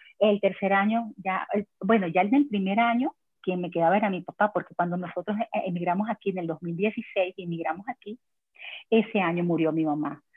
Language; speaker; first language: Spanish; native; Spanish